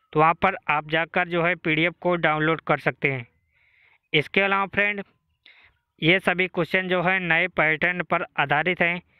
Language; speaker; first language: Hindi; native; Hindi